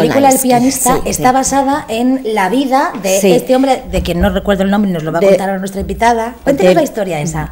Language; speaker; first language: Spanish; native; Spanish